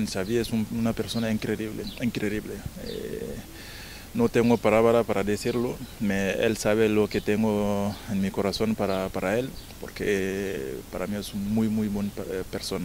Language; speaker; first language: Spanish; non-native, fluent; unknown